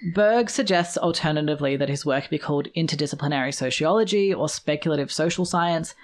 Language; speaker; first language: English; native; English